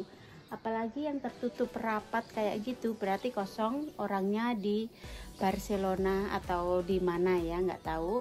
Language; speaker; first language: Indonesian; non-native, local second language; Javanese